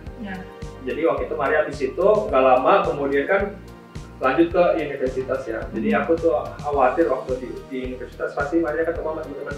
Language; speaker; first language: Indonesian; native; Indonesian